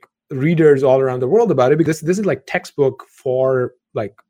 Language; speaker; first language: English; non-native, local second language; Punjabi